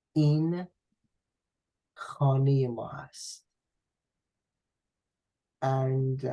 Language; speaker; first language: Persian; non-native, fluent; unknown